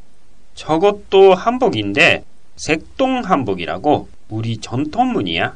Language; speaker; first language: Korean; non-native, fluent; Japanese